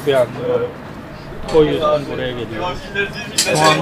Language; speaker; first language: Turkish; non-native, learner; Urdu